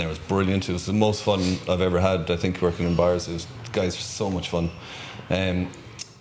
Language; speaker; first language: English; native; English